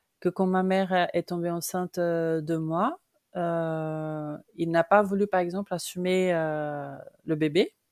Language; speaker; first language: French; non-native, fluent; Portuguese